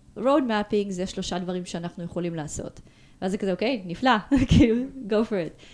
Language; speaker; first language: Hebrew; early bilingual, other home language; Russian